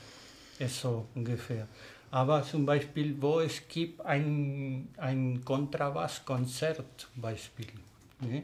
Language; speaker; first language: German; non-native, learner; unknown